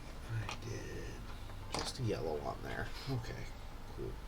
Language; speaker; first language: English; native; English